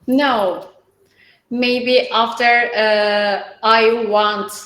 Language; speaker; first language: English; non-native, learner; Turkish